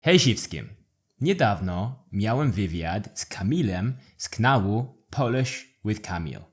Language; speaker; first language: Polish; non-native, learner; English